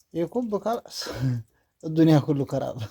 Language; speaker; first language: Arabic; non-native, learner; Amharic